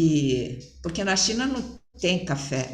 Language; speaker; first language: Portuguese; early bilingual, other home language; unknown